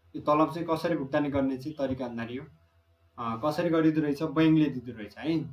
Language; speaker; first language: Nepali; native; Nepali